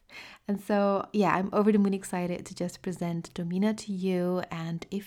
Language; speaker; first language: English; non-native, fluent; French